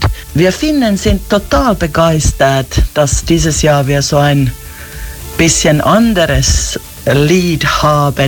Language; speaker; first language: German; non-native, learner; Finnish